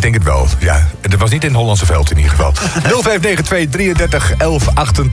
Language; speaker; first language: Dutch; native; Dutch